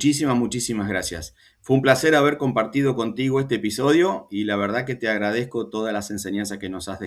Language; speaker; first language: Spanish; native; Spanish